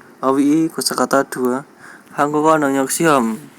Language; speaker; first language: Korean; non-native, learner; Indonesian